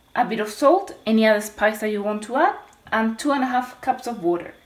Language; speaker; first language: English; non-native, fluent; Spanish